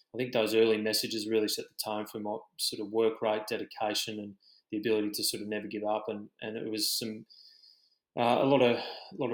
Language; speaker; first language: English; native; English